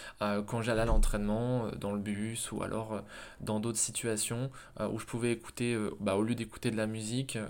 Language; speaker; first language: French; native; French